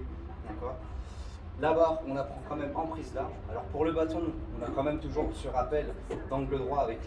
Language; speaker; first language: French; native; French